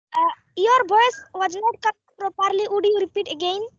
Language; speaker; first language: English; non-native, learner; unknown